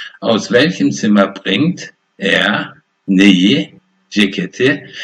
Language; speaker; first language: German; non-native, fluent; Turkish